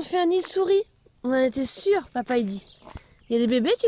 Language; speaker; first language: French; native; French